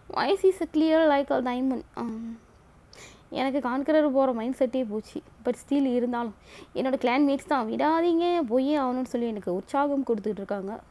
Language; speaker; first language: Tamil; early bilingual, heritage; Tamil